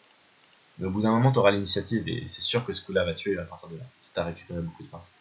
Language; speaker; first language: French; native; French